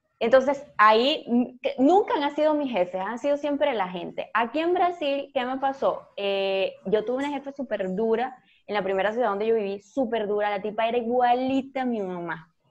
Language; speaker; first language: Spanish; native; Spanish